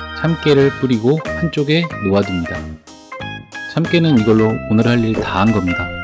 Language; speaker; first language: Korean; native; Korean